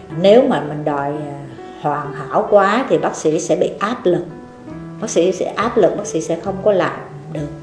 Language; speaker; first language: Vietnamese; native; Vietnamese